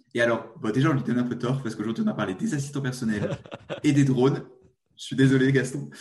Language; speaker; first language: French; native; French